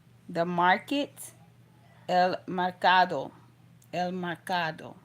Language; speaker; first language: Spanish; non-native, learner; English